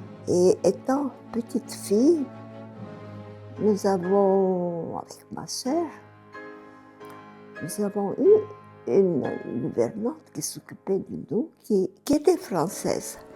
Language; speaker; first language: French; non-native, fluent; Bulgarian